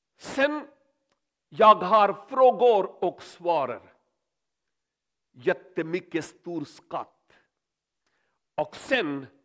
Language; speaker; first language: Swedish; non-native, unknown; Urdu